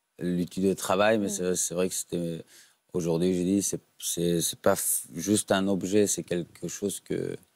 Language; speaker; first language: French; non-native, fluent; Persian